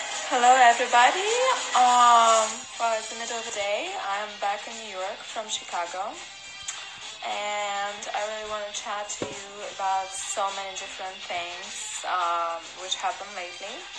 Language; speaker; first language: English; non-native, fluent; Russian